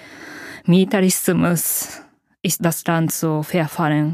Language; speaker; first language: German; non-native, fluent; Japanese